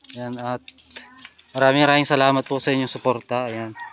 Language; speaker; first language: Filipino; native; Filipino